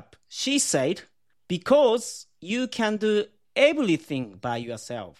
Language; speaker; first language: English; non-native, learner; Japanese